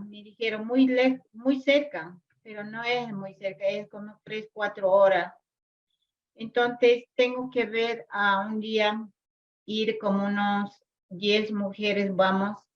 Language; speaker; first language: Spanish; non-native, local second language; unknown